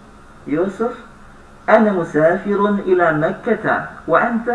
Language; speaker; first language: Arabic; non-native, fluent; Indonesian